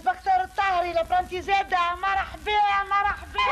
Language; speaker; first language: Arabic; native; Arabic